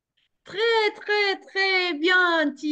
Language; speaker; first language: French; non-native, fluent; Spanish